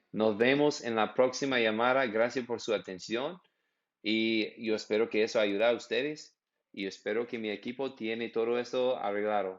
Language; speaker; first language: Spanish; non-native, learner; English